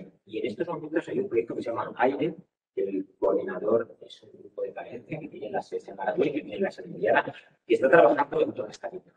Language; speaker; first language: Spanish; native; Spanish